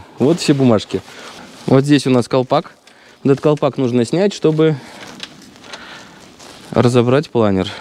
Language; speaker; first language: Russian; native; Russian